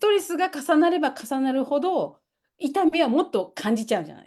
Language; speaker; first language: Japanese; native; Japanese